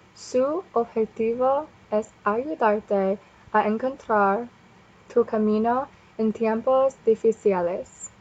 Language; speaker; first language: Spanish; non-native, learner; English